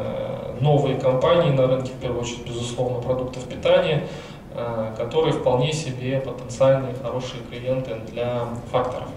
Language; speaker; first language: Russian; native; Russian